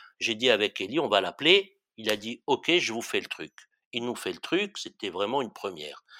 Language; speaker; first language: French; early bilingual, other home language; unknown